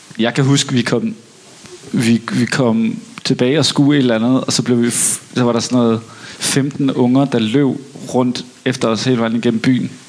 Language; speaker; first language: Danish; native; Danish